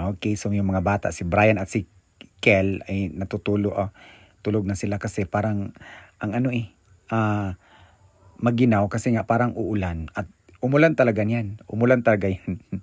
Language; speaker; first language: Filipino; non-native, local second language; Cebuano